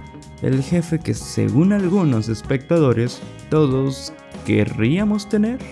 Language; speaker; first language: Spanish; native; Spanish